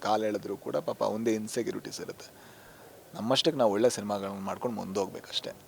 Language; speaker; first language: Kannada; non-native, local second language; Tulu